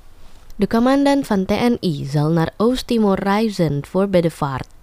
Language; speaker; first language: Dutch; non-native, fluent; Indonesian